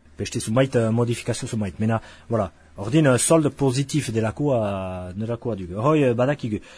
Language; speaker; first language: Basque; native; Basque